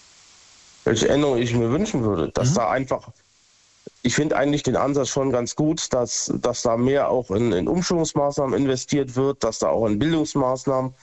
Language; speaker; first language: German; native; German